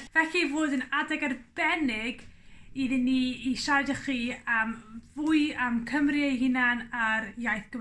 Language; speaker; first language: Welsh; non-native, local second language; English